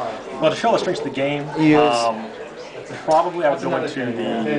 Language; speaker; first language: English; native; English